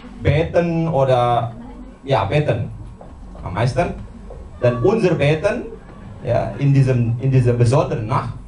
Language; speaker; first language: German; non-native, learner; Indonesian